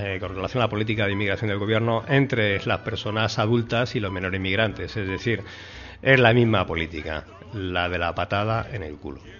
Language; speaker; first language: Spanish; native; Spanish